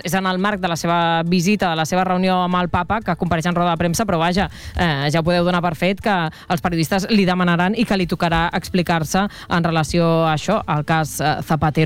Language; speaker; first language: Catalan; native; Catalan